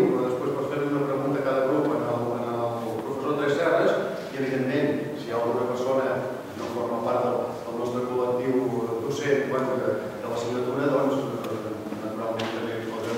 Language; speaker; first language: Catalan; native; Catalan